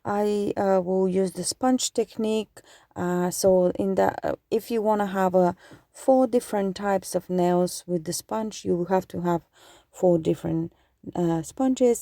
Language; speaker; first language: English; non-native, fluent; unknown